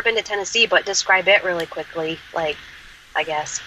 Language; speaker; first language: English; native; English